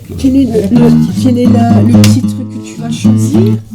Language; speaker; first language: French; native; French